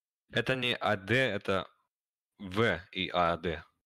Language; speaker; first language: Russian; non-native, learner; English